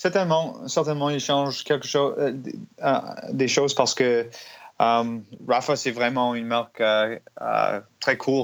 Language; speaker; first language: French; non-native, learner; English